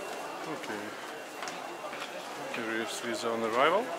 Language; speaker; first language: English; non-native, fluent; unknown